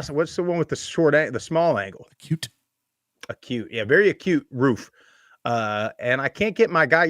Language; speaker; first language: English; native; English